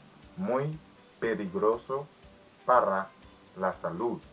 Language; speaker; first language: Spanish; non-native, learner; Haitian Creole